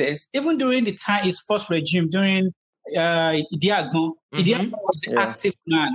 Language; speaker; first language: English; non-native, local second language; Yoruba